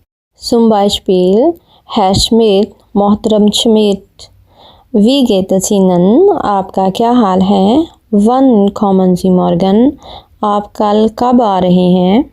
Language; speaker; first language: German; non-native, fluent; Urdu